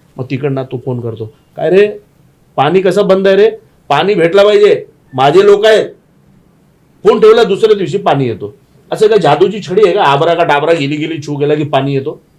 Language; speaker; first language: Marathi; non-native, local second language; Gujarati